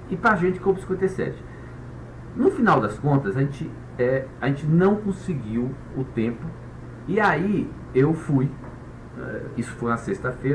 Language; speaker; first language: Portuguese; native; Portuguese